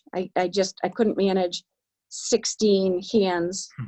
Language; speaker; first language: English; native; English